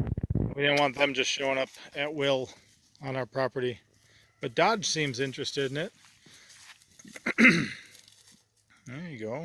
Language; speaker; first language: English; native; English